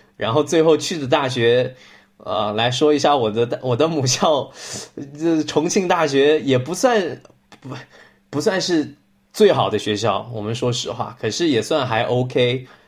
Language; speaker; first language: Chinese; native; Chinese